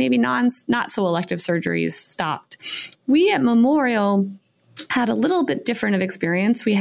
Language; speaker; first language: English; native; English